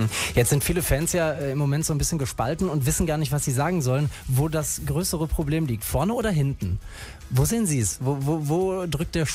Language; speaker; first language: German; native; German